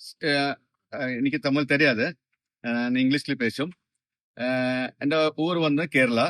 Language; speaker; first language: Malayalam; early bilingual, heritage; Malayalam